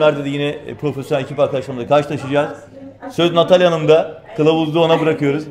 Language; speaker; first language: Turkish; native; Turkish